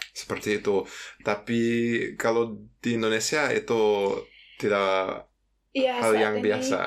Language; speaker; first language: Indonesian; non-native, fluent; German